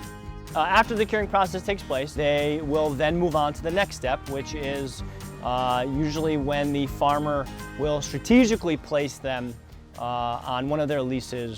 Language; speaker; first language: English; native; English